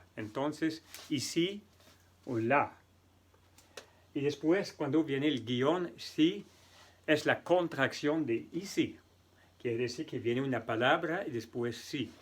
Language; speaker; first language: Spanish; non-native, fluent; French